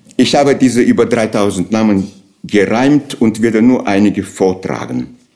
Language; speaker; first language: German; non-native, fluent; Russian